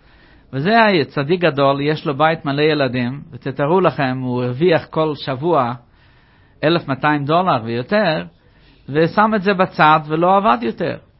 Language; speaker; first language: Hebrew; non-native, fluent; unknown